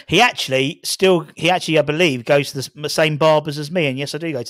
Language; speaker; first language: English; native; English